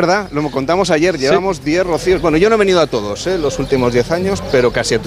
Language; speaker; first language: Spanish; native; Spanish